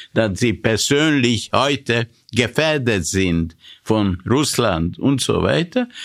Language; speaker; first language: German; non-native, fluent; Hungarian